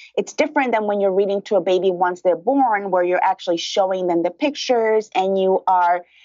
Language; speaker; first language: English; early bilingual, other home language; Spanish